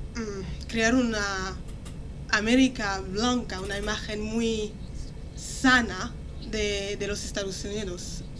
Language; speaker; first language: Spanish; non-native, fluent; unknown